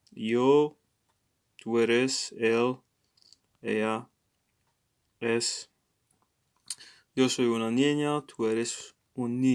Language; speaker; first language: Spanish; non-native, learner; English